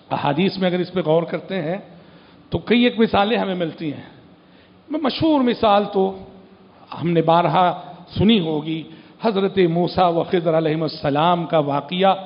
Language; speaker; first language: Urdu; native; Urdu